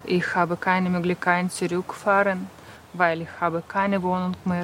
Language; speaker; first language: German; non-native, learner; Ukrainian